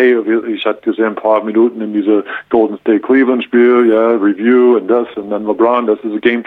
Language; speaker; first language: German; non-native, learner; English